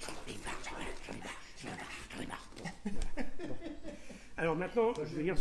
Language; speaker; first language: French; native; French